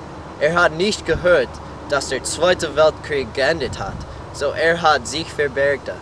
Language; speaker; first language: German; non-native, learner; English